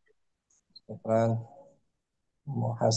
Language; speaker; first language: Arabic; non-native, fluent; Indonesian